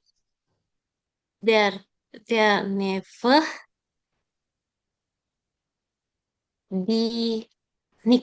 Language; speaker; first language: German; non-native, learner; Indonesian